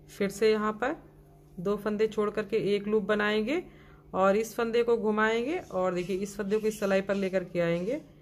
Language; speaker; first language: Hindi; native; Hindi